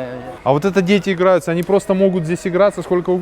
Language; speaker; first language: Russian; native; Russian